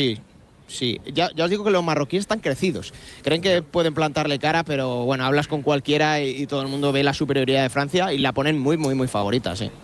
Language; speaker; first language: Spanish; native; Spanish